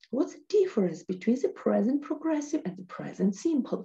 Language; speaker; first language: English; non-native, fluent; Georgian